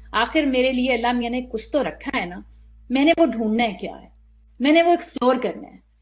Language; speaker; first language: Urdu; native; Urdu